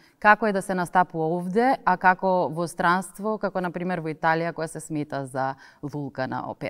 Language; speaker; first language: Macedonian; native; Macedonian